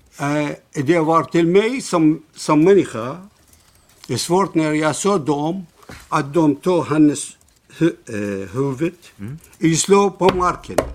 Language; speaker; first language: Swedish; non-native, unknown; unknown